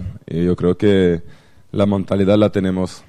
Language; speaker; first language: Spanish; non-native, fluent; French